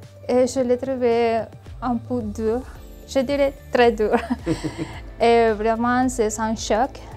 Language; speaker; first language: French; non-native, learner; Spanish